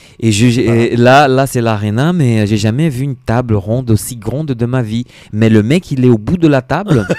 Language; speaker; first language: French; non-native, fluent; Portuguese